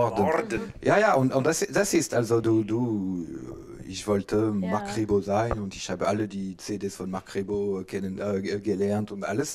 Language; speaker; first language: German; non-native, learner; French